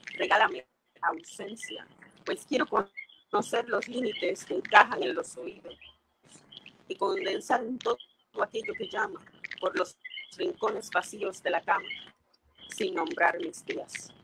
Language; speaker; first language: Spanish; native; Spanish